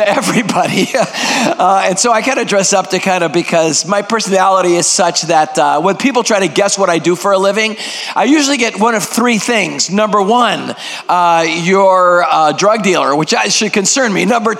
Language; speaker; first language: English; non-native, fluent; Greek